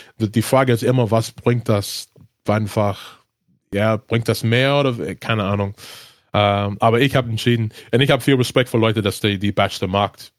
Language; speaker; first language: German; non-native, learner; English